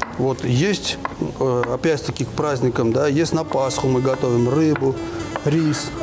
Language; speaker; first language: Russian; non-native, fluent; Armenian